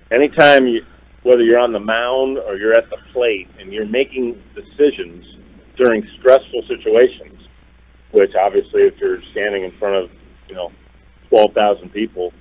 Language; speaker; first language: English; native; English